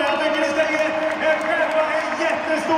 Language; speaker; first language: Swedish; native; Swedish